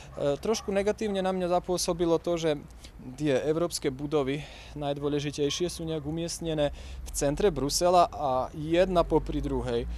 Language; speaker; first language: Slovak; native; Slovak